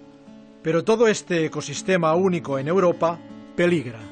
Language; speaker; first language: Spanish; native; Spanish